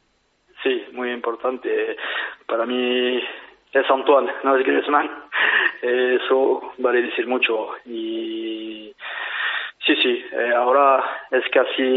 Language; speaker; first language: Spanish; non-native, fluent; French